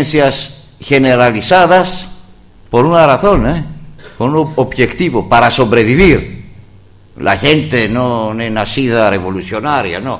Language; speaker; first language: Spanish; non-native, learner; Greek